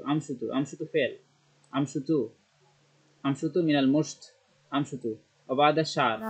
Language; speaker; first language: Arabic; non-native, learner; Bangla